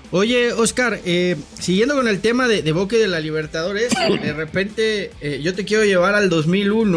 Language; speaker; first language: Spanish; native; Spanish